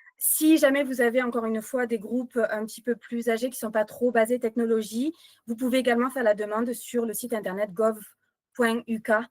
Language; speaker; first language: French; native; French